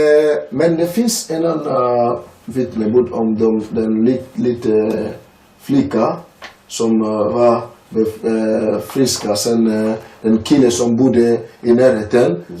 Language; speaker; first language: Swedish; non-native, learner; French